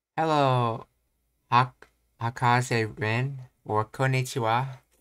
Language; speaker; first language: Japanese; non-native, learner; English